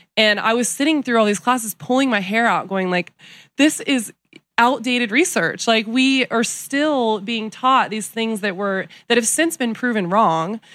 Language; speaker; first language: English; native; English